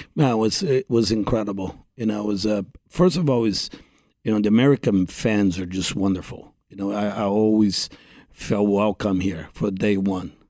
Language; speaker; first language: English; non-native, fluent; Portuguese